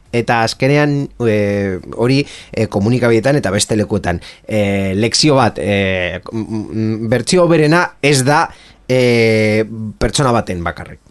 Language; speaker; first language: Basque; non-native, local second language; Spanish